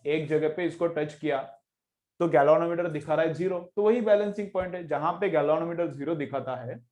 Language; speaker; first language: Hindi; non-native, local second language; Marathi